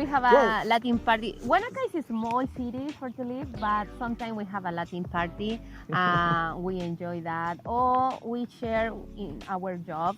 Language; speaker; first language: English; non-native, learner; Spanish